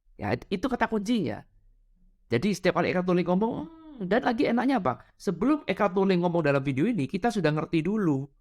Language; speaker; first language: Indonesian; non-native, local second language; Madurese